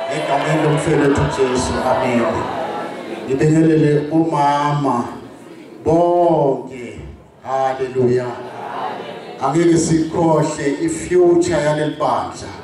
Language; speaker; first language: Zulu; non-native, local second language; Swati